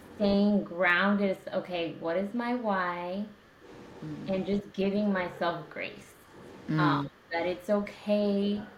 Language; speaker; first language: English; native; English